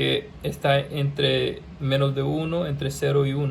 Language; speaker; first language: Spanish; early bilingual, heritage; Spanish